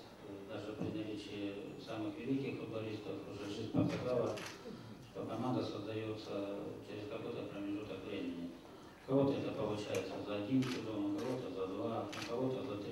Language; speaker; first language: Russian; native; Russian